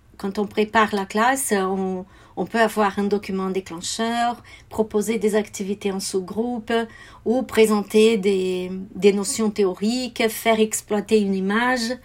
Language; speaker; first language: French; non-native, fluent; Portuguese